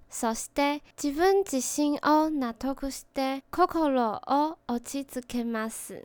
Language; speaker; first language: Japanese; non-native, learner; Chinese